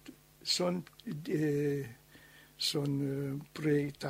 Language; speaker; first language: Spanish; non-native, learner; German